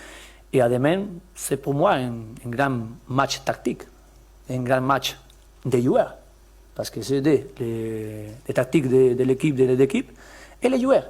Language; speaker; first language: French; non-native, learner; Spanish